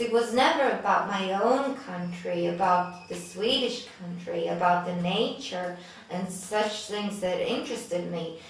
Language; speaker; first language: English; non-native, fluent; Swedish